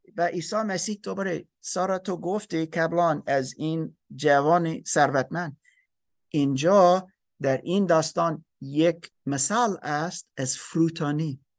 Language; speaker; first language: Persian; non-native, learner; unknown